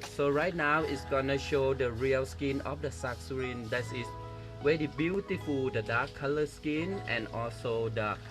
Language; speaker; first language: English; non-native, learner; Thai